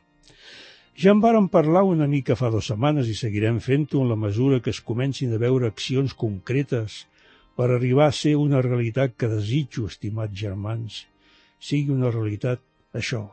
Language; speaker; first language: Catalan; native; Catalan